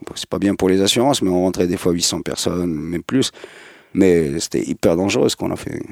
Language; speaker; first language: French; non-native, local second language; Arabic